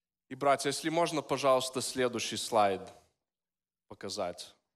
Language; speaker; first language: Russian; early bilingual, heritage; Russian